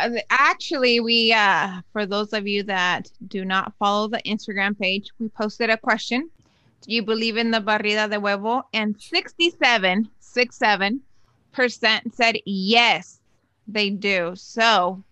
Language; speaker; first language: English; early bilingual, other home language; Spanish